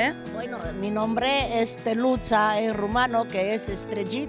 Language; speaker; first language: Spanish; non-native, fluent; Romanian